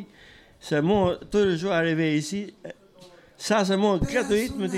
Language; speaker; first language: French; non-native, learner; Albanian